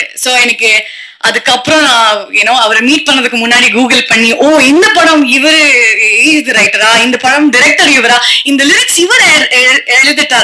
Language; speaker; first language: Tamil; non-native, learner; Kannada